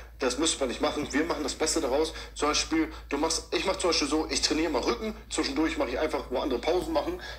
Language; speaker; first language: German; early bilingual, other home language; Turkish